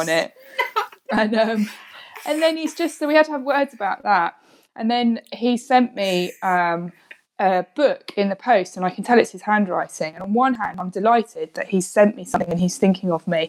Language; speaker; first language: English; native; English